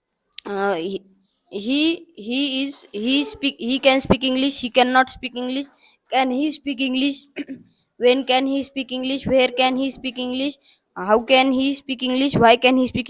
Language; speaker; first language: English; non-native, learner; Marathi